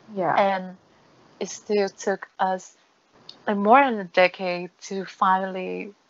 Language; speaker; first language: English; non-native, fluent; Vietnamese